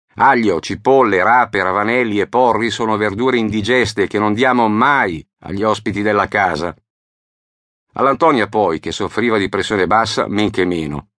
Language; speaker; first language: Italian; native; Italian